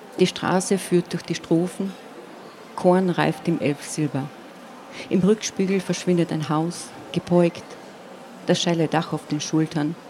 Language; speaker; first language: German; non-native, local second language; Slovenian